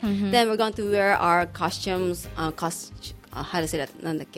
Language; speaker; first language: English; non-native, local second language; Filipino